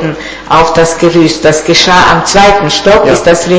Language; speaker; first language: German; non-native, fluent; Italian